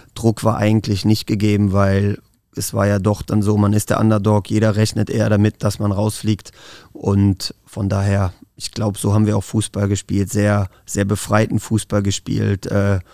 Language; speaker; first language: German; native; German